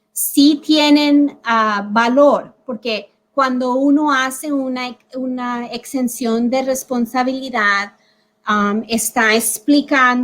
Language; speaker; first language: Spanish; early bilingual, heritage; Spanish